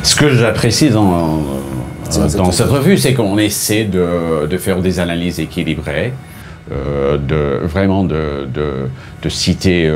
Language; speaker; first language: French; non-native, fluent; English